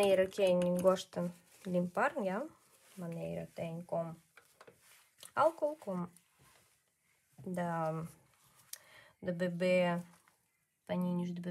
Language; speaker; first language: Portuguese; non-native, learner; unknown